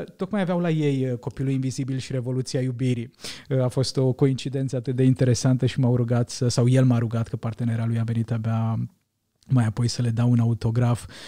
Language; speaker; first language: Romanian; non-native, local second language; Hungarian